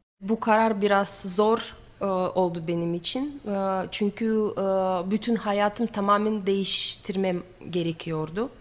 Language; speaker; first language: Turkish; non-native, fluent; Russian